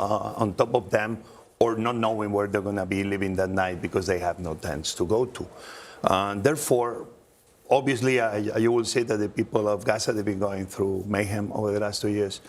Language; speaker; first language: English; non-native, fluent; Spanish